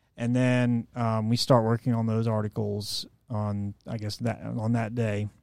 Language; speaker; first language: English; native; English